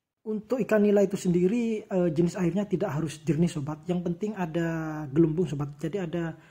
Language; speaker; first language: Indonesian; non-native, local second language; Javanese